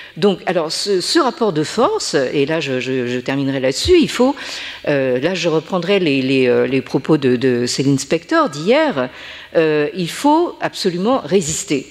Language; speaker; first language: French; native; French